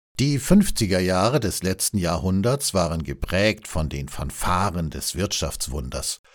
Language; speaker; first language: German; native; German